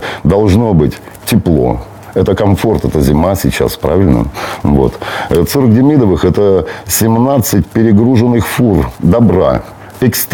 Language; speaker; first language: Russian; native; Russian